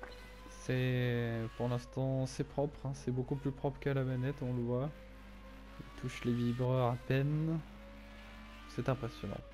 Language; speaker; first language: French; native; French